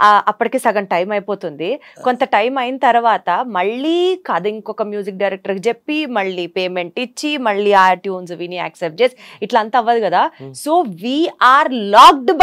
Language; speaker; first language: Telugu; native; Telugu